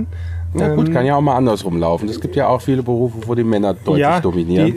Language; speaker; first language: German; native; German